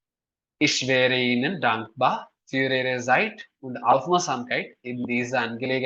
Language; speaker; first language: German; non-native, fluent; Malayalam